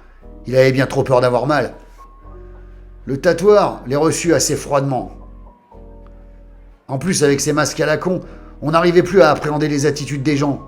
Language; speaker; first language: French; native; French